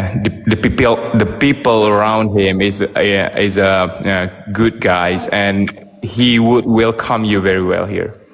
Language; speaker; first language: English; non-native, fluent; Indonesian